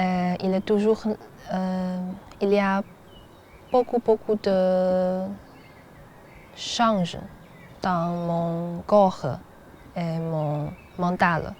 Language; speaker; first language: French; non-native, learner; Chinese